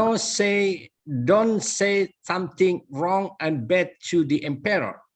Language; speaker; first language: English; non-native, learner; Indonesian